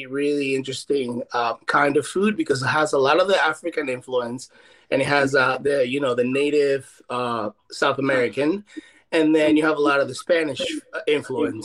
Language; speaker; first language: English; non-native, fluent; Spanish